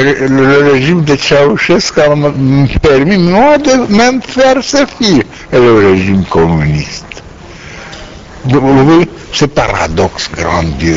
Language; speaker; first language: French; non-native, learner; Romanian